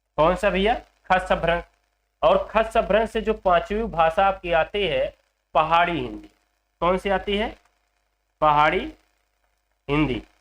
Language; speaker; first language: Hindi; native; Hindi